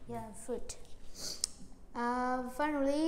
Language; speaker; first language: English; non-native, learner; Vietnamese